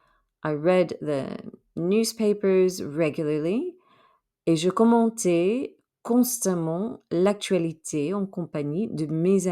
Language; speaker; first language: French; non-native, fluent; English